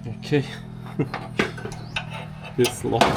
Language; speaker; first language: English; non-native, learner; Russian